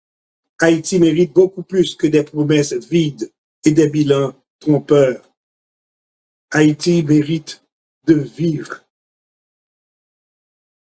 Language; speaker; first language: French; non-native, local second language; Haitian Creole